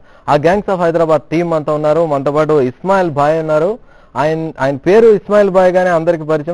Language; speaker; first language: Telugu; native; Telugu